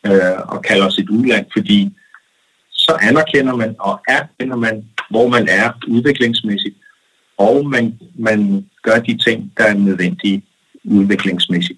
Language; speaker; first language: Danish; non-native, local second language; Kalaallisut